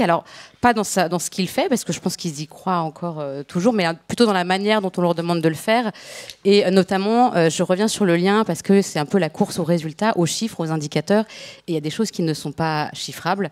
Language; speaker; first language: French; native; French